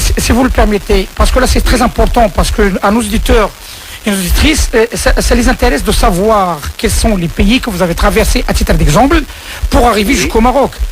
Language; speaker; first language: French; non-native, local second language; Arabic